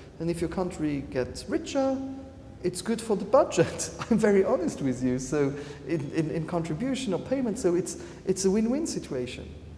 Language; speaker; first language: English; non-native, fluent; Luxembourgish